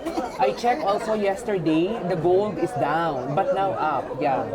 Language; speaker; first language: English; non-native, learner; Filipino